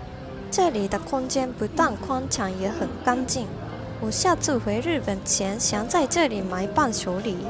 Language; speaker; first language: Chinese; non-native, learner; Japanese